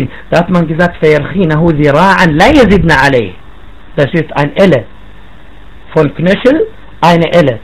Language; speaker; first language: German; non-native, fluent; Arabic